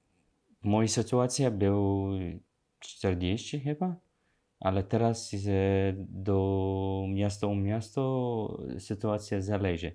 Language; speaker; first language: Polish; non-native, learner; Arabic